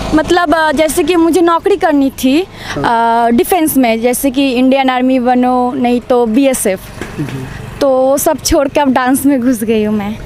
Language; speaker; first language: Hindi; non-native, local second language; Bangla